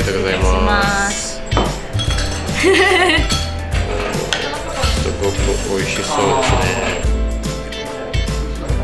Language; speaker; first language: Japanese; non-native, fluent; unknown